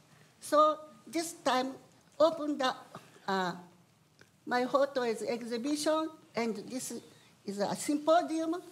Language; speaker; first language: English; non-native, learner; Japanese